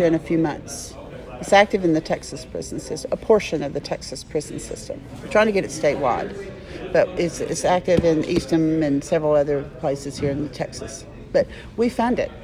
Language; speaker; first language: English; native; English